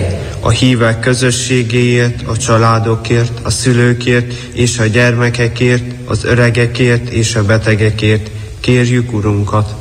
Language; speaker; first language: Hungarian; native; Hungarian